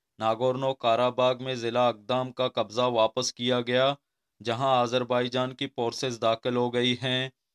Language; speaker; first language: Urdu; non-native, local second language; Baluchi